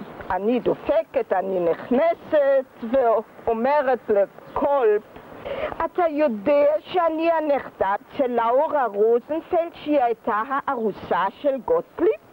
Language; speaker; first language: Hebrew; early bilingual, other home language; German